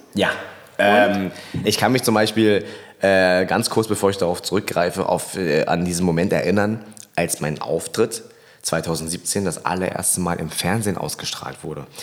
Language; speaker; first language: German; early bilingual, other home language; Vietnamese